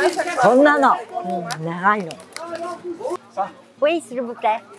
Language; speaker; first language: Japanese; native; Japanese